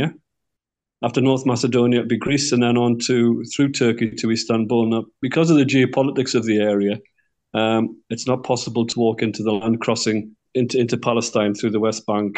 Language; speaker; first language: English; native; English